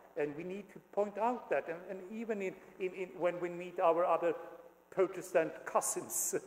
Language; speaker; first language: English; non-native, fluent; Swedish